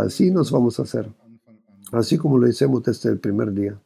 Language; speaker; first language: Spanish; non-native, fluent; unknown